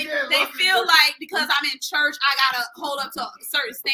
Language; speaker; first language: English; native; English